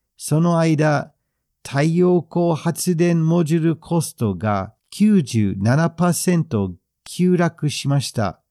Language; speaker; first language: Japanese; non-native, fluent; English